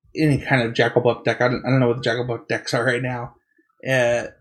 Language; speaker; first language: English; native; English